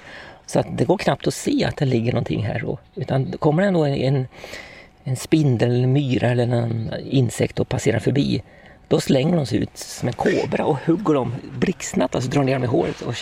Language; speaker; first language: Swedish; native; Swedish